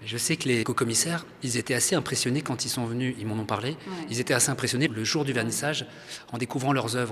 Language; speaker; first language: French; native; French